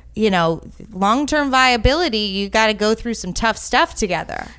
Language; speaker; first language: English; native; English